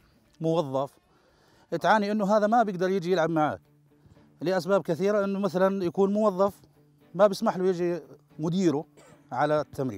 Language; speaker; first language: Arabic; native; Arabic